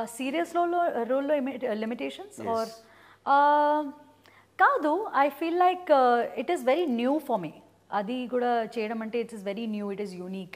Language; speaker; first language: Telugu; early bilingual, heritage; Telugu